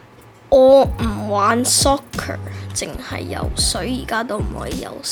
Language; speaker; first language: Cantonese; early bilingual, heritage; Cantonese